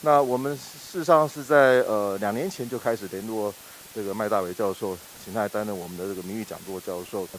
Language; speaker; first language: Chinese; native; Chinese